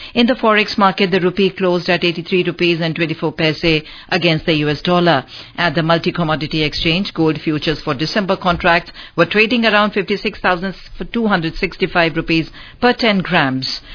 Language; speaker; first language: English; non-native, local second language; Hindi